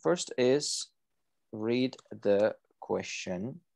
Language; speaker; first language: English; non-native, fluent; Azerbaijani